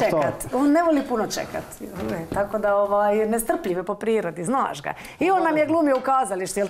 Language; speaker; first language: Croatian; native; Croatian